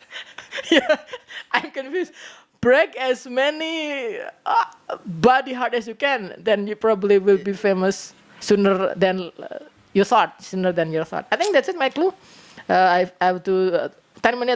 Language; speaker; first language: English; non-native, learner; Indonesian